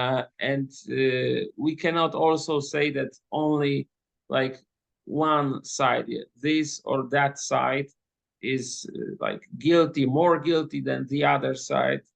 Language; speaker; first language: English; non-native, fluent; Polish